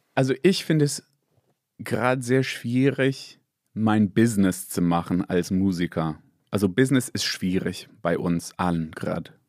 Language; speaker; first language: German; non-native, fluent; English